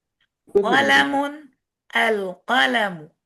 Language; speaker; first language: Arabic; non-native, fluent; Indonesian